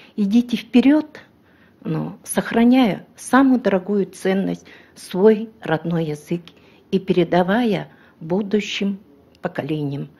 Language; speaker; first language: Russian; non-native, local second language; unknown